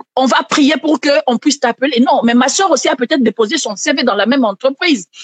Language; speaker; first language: French; non-native, local second language; Lingala